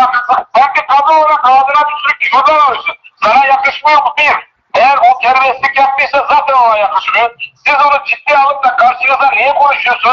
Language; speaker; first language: Turkish; native; Turkish